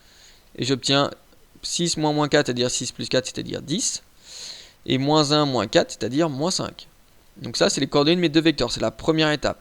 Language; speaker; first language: French; native; French